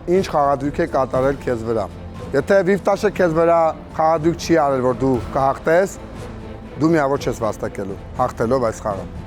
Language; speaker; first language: Armenian; native; Armenian